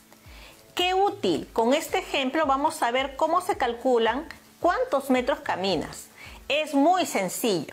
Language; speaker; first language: Spanish; native; Spanish